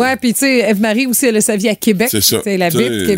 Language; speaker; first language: French; native; French